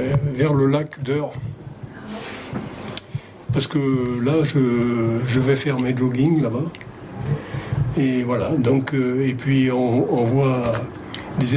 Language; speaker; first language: French; native; French